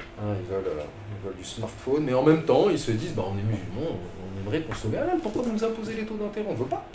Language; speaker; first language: French; non-native, local second language; Arabic